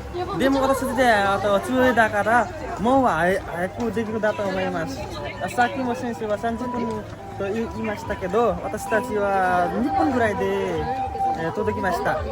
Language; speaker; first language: Japanese; non-native, learner; Nepali